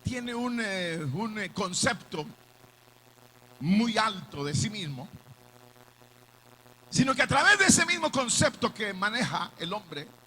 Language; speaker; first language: Spanish; native; Spanish